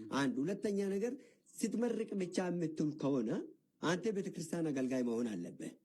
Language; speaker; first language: Amharic; non-native, local second language; Oromo